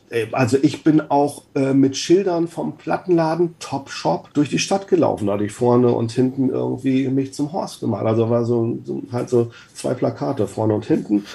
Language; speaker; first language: German; native; German